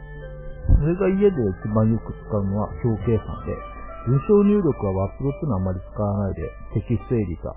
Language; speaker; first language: Japanese; native; Japanese